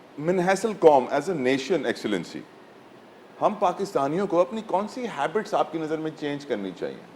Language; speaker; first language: Urdu; native; Urdu